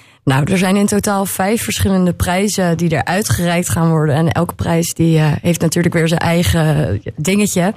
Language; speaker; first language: Dutch; native; Dutch